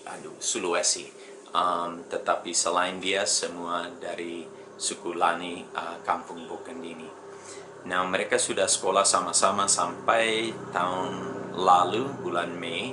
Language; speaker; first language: Indonesian; non-native, fluent; English